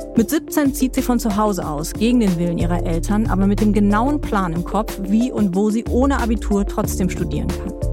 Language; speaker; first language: German; native; German